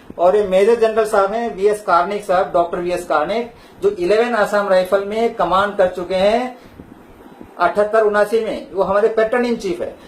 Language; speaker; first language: Hindi; non-native, local second language; Malayalam